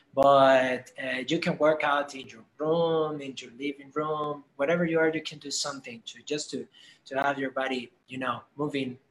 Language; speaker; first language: English; non-native, fluent; Spanish